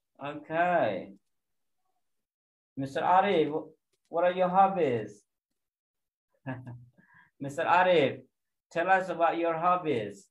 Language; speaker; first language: English; non-native, fluent; Indonesian